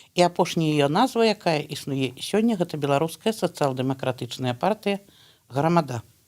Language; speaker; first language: Belarusian; native; Belarusian